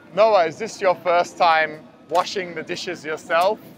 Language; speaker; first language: English; native; English